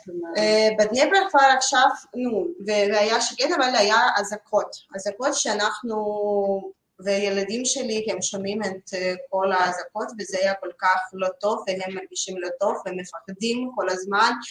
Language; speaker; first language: Hebrew; non-native, learner; Russian